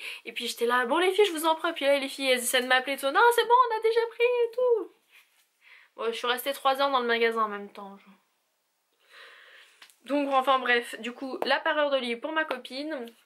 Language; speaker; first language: French; native; French